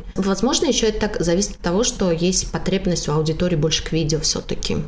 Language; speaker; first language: Russian; non-native, local second language; Tajik